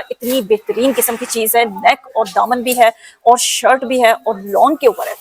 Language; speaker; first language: Urdu; non-native, local second language; Punjabi